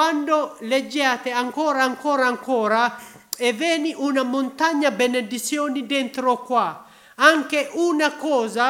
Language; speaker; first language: Italian; non-native, learner; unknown